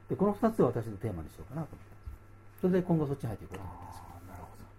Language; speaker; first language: Japanese; native; Japanese